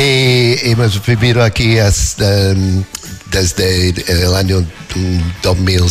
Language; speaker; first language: Spanish; non-native, learner; English